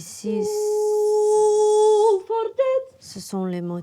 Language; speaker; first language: French; non-native, fluent; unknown